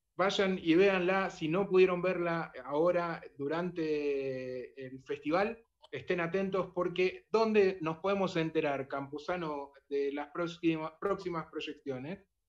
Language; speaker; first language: Spanish; native; Spanish